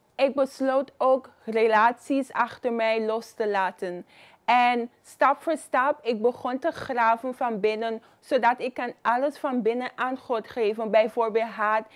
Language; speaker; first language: Dutch; non-native, fluent; Papiamento